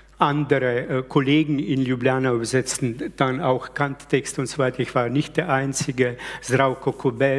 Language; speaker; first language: German; early bilingual, other home language; Slovenian